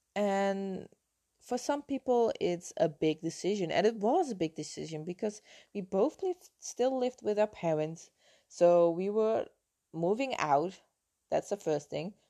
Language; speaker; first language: English; non-native, fluent; Dutch